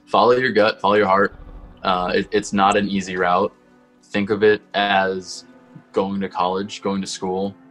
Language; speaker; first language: English; native; English